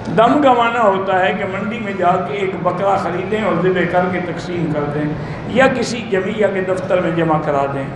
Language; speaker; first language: Urdu; native; Urdu